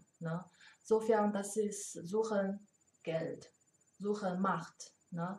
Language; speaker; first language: German; non-native, learner; Chinese